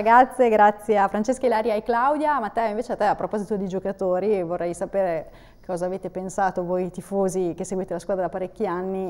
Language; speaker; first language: Italian; native; Italian